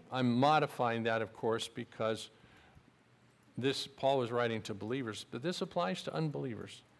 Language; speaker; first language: English; native; English